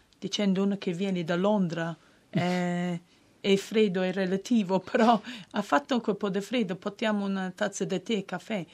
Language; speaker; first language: Italian; non-native, fluent; English